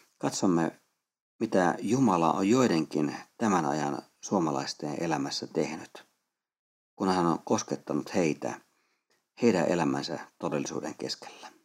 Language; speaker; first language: Finnish; native; Finnish